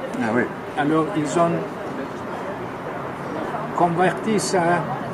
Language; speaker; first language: French; non-native, fluent; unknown